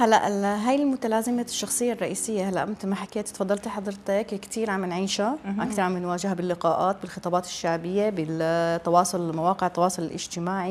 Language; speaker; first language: Arabic; native; Arabic